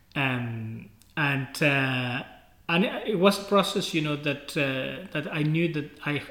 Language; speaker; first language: English; non-native, fluent; Spanish